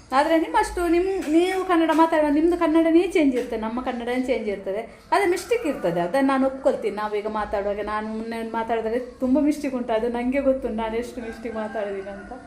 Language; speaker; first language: Kannada; non-native, local second language; Tulu